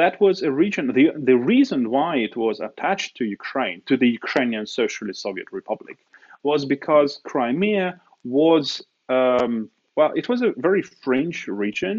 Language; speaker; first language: English; non-native, fluent; Russian